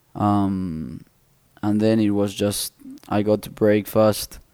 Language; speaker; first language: English; non-native, fluent; Spanish